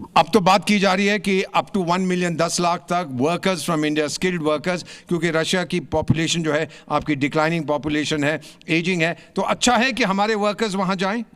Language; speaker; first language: Hindi; native; Hindi